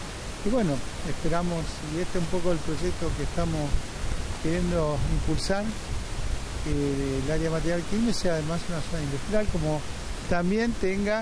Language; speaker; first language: Spanish; native; Spanish